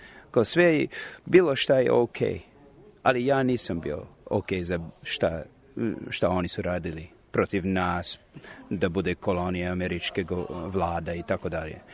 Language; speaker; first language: Croatian; non-native, learner; English